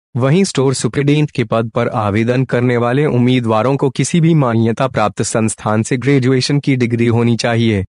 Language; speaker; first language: Hindi; native; Hindi